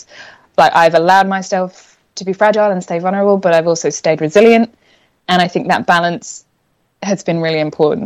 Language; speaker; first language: English; native; English